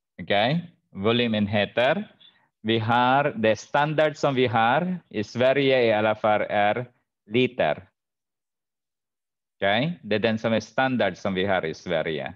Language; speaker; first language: Swedish; non-native, fluent; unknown